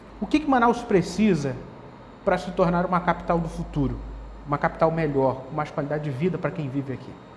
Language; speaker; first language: Portuguese; native; Portuguese